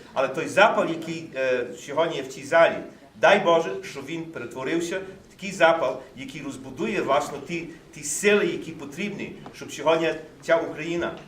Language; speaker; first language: Ukrainian; early bilingual, heritage; Ukrainian